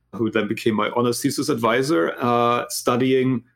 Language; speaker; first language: English; non-native, fluent; German